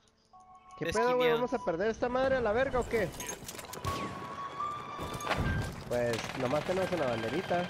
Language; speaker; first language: Spanish; native; Spanish